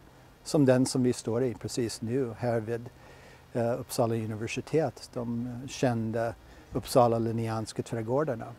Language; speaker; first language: Swedish; non-native, fluent; English